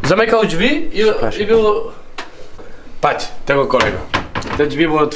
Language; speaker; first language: Polish; non-native, learner; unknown